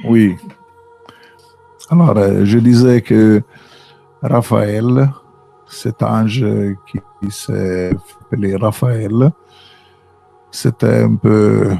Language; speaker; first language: French; non-native, fluent; Italian